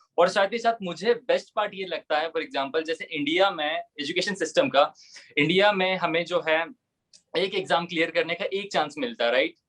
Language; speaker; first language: Hindi; native; Hindi